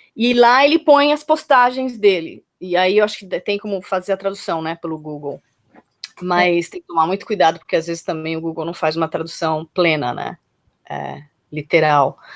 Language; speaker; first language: Portuguese; native; Portuguese